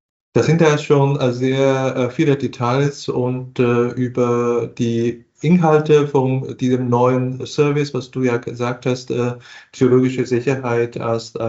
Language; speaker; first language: German; non-native, fluent; Chinese